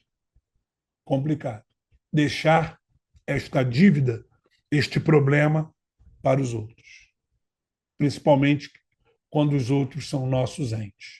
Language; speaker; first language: Portuguese; native; Portuguese